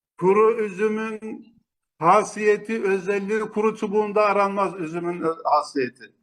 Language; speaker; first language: Turkish; native; Turkish